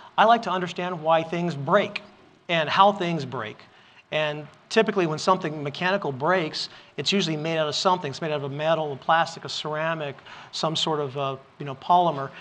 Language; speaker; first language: English; native; English